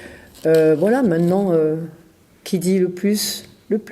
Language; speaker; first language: French; native; French